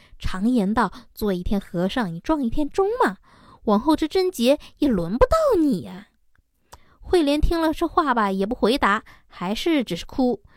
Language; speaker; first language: Chinese; native; Chinese